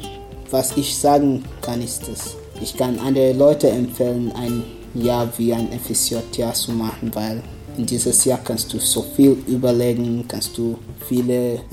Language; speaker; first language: German; non-native, learner; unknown